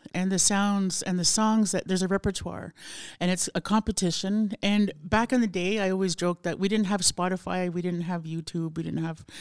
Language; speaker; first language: English; native; English